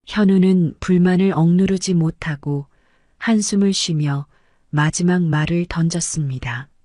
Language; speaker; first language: Korean; native; Korean